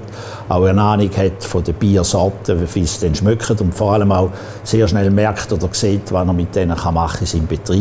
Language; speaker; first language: German; native; German